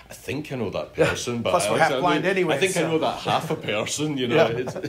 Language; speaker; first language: English; native; English